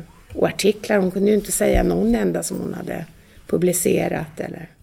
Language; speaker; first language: Swedish; native; Swedish